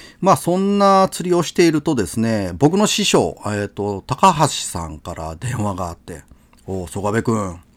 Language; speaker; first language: Japanese; native; Japanese